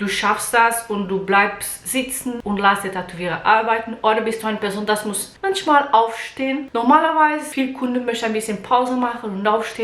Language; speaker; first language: German; non-native, learner; Portuguese